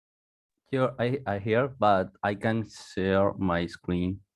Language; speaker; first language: English; non-native, learner; Spanish